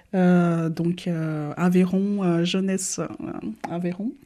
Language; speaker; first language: French; non-native, fluent; Portuguese